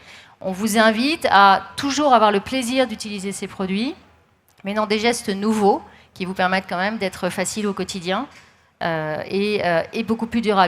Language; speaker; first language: French; native; French